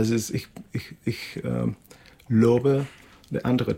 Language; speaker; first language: German; non-native, fluent; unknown